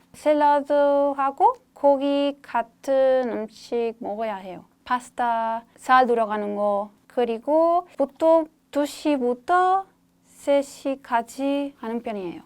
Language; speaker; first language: Korean; non-native, fluent; Spanish